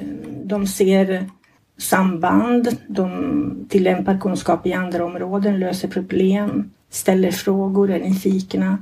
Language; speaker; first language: Swedish; non-native, fluent; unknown